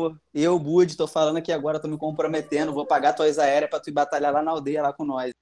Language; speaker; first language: Portuguese; native; Portuguese